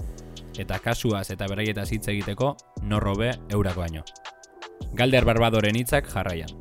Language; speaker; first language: Basque; native; Basque